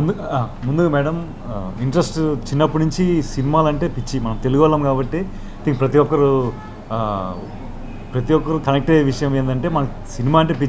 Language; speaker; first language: Telugu; native; Telugu